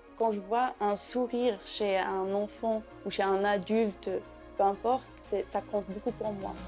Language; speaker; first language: French; non-native, local second language; Kabyle